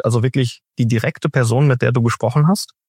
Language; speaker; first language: German; native; German